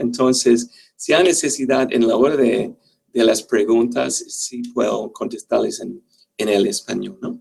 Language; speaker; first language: Spanish; non-native, fluent; English